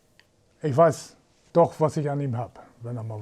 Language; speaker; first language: German; native; German